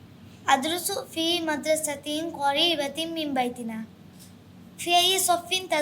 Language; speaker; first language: Arabic; non-native, learner; Bangla